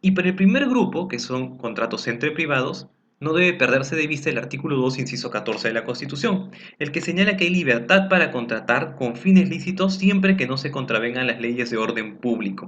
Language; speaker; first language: Spanish; native; Spanish